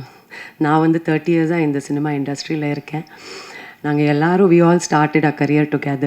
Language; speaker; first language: Tamil; non-native, fluent; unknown